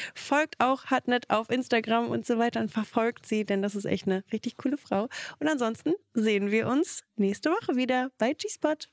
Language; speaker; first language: German; early bilingual, other home language; Russian